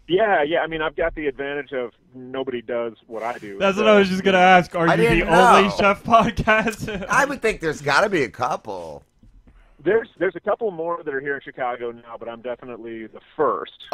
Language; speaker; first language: English; native; English